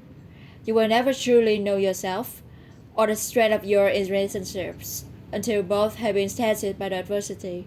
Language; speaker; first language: English; non-native, learner; Vietnamese